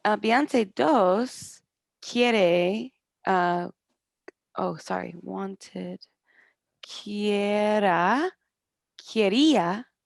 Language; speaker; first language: Spanish; non-native, learner; English